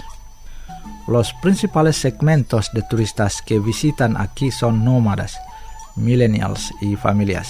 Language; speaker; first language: Spanish; non-native, fluent; Indonesian